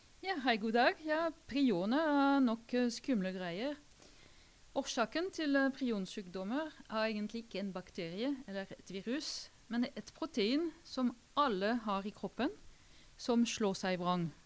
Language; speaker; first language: Norwegian; non-native, fluent; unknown